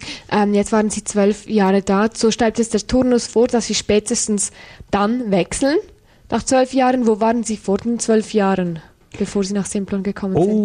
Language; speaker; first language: German; native; German